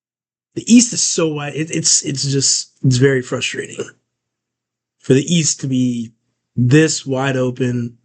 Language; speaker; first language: English; native; English